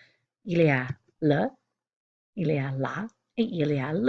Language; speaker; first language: French; non-native, fluent; English